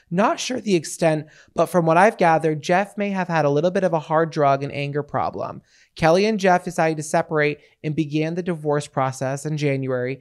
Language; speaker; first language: English; native; English